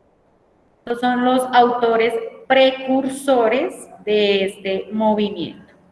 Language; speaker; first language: Spanish; native; Spanish